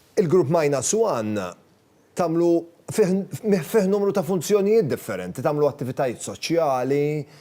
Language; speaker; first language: Maltese; native; Maltese